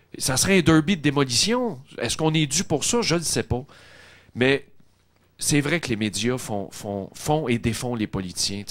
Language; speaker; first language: French; native; French